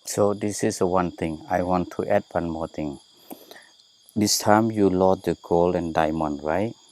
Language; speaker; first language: English; non-native, learner; Thai